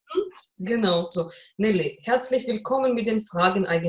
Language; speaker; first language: German; non-native, fluent; Russian